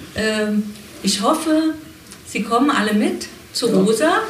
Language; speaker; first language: German; non-native, fluent; Ukrainian